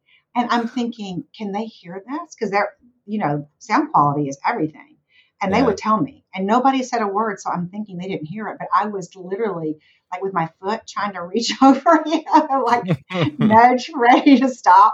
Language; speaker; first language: English; native; English